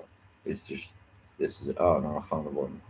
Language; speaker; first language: English; native; English